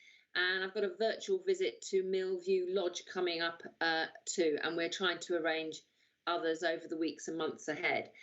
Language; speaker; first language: English; native; English